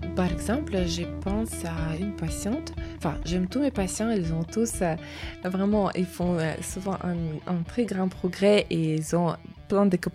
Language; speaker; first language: French; non-native, fluent; Russian